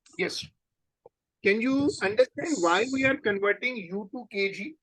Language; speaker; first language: English; non-native, local second language; Urdu